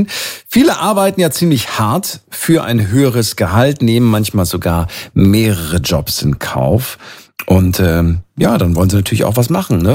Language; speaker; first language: German; native; German